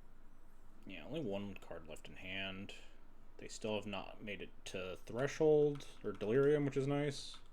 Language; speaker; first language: English; native; English